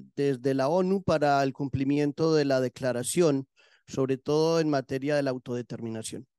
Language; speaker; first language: Spanish; native; Spanish